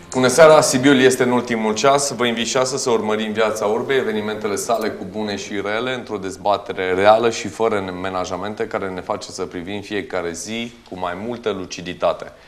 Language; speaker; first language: Romanian; native; Romanian